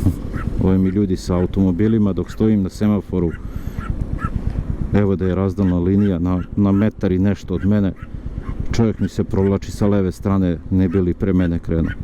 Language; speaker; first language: Serbian; native; Serbian